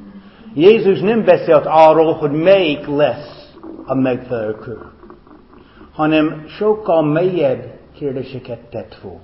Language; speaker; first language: Hungarian; non-native, fluent; English